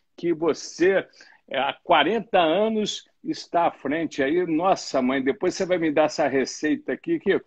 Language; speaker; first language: Portuguese; native; Portuguese